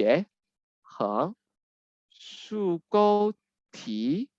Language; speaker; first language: Chinese; non-native, fluent; Indonesian